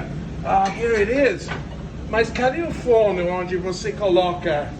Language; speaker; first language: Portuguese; non-native, learner; English